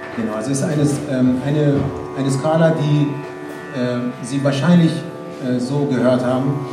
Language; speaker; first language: German; non-native, fluent; Persian